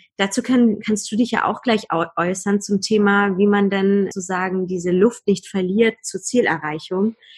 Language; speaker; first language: German; early bilingual, other home language; Persian